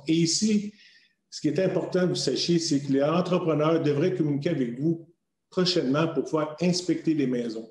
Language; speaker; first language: French; native; French